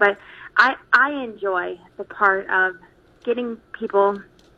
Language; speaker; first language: English; native; English